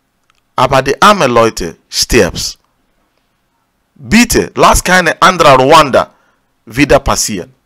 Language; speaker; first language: German; non-native, learner; Igbo